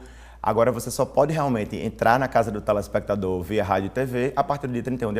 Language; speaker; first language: Portuguese; native; Portuguese